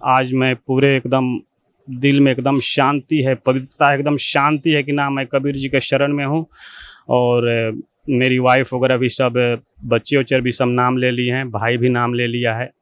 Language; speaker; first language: Hindi; native; Hindi